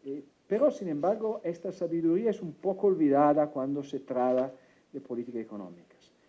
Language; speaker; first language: Spanish; non-native, fluent; Italian